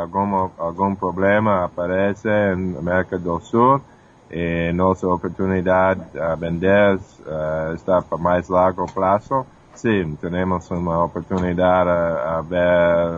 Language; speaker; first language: Portuguese; non-native, fluent; English